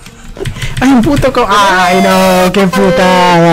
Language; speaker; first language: Spanish; native; Spanish